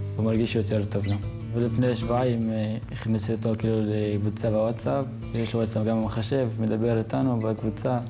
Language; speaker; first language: Hebrew; non-native, local second language; Arabic